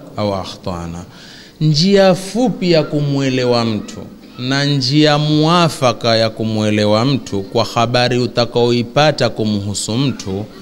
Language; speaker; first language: Swahili; native; Swahili